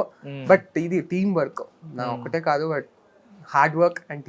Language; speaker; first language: Telugu; non-native, learner; Kannada